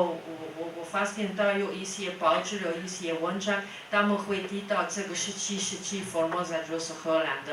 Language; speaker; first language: Chinese; non-native, fluent; Dutch